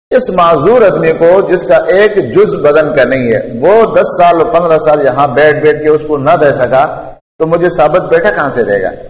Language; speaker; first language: Urdu; non-native, local second language; Pashto